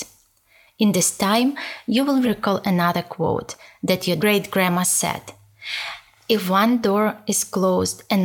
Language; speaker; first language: English; non-native, fluent; Ukrainian